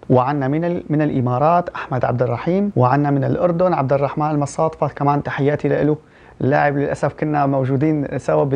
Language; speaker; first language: Arabic; early bilingual, heritage; Arabic